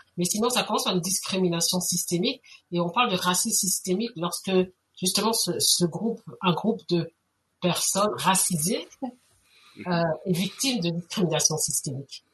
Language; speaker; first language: French; native; French